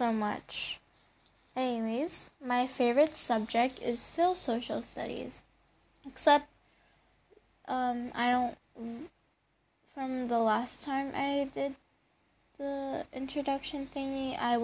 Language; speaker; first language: English; non-native, local second language; Filipino